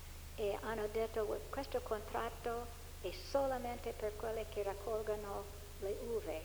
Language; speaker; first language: Italian; non-native, fluent; English